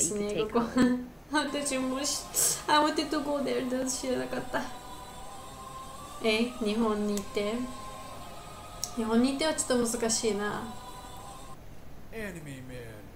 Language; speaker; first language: Japanese; non-native, learner; Georgian